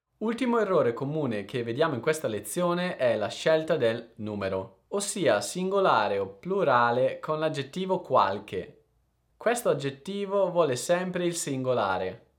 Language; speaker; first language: Italian; native; Italian